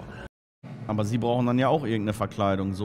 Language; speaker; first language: German; native; German